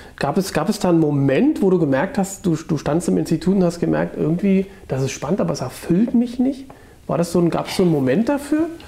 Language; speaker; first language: German; native; German